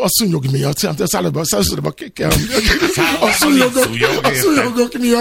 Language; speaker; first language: Hungarian; non-native, fluent; Yoruba